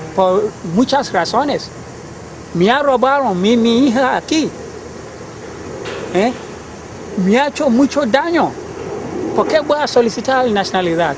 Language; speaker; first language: Spanish; non-native, learner; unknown